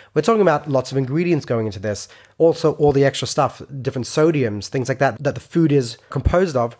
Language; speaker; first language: English; non-native, fluent; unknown